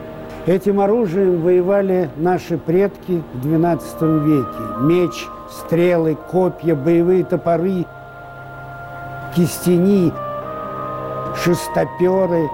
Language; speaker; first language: Russian; native; Russian